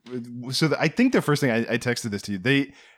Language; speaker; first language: English; native; English